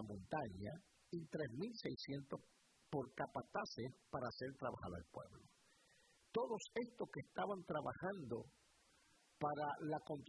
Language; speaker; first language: Spanish; early bilingual, heritage; Spanish